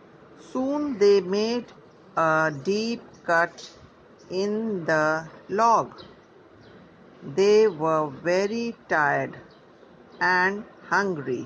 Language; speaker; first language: English; non-native, local second language; Hindi